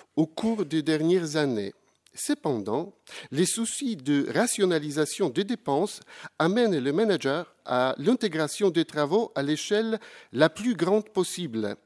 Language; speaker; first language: French; non-native, fluent; Polish